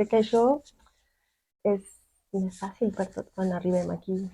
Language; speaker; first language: Catalan; non-native, fluent; Spanish